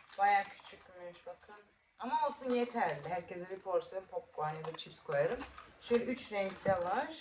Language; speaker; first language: Turkish; early bilingual, heritage; Turkish